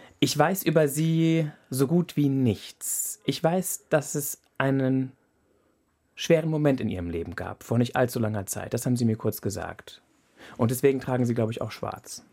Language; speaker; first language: German; native; German